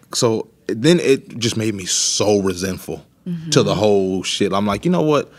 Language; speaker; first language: English; native; English